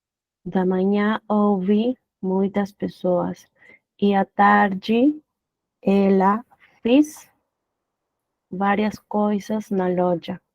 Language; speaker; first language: Portuguese; non-native, learner; Spanish